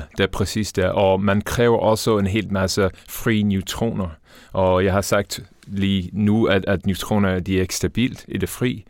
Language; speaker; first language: Danish; non-native, fluent; English